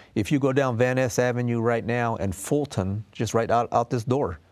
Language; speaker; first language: English; native; English